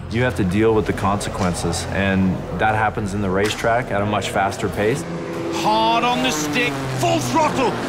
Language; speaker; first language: English; native; English